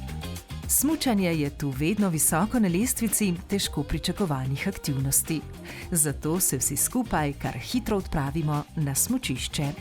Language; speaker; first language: Slovenian; native; Slovenian